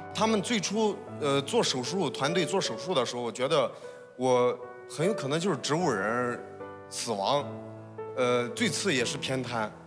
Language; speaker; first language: Chinese; native; Chinese